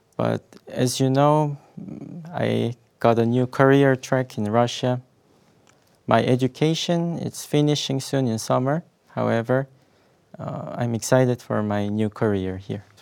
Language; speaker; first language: English; non-native, fluent; Korean